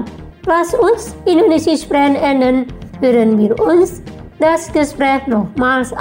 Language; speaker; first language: German; non-native, learner; Indonesian